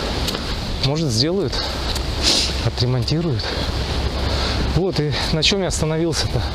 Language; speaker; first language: Russian; native; Russian